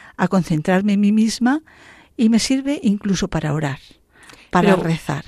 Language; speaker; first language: Spanish; native; Spanish